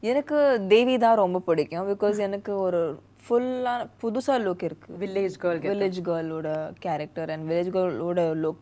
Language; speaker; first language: Tamil; non-native, fluent; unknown